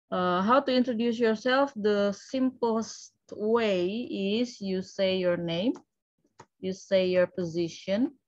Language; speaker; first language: English; non-native, fluent; Indonesian